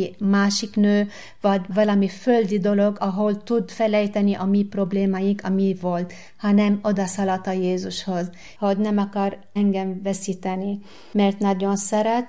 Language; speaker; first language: Hungarian; non-native, learner; Arabic